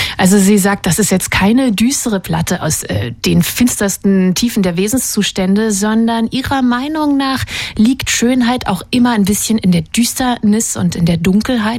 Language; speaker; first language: German; native; German